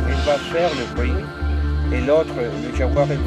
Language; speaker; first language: French; non-native, fluent; Spanish